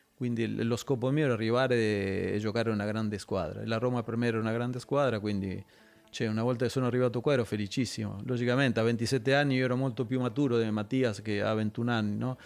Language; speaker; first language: Italian; non-native, fluent; Spanish